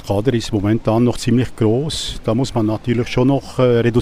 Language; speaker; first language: German; native; German